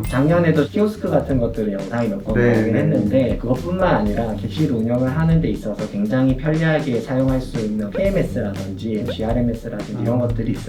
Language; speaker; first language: Korean; native; Korean